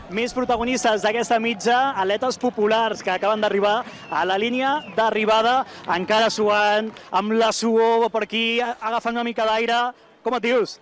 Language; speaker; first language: Catalan; native; Catalan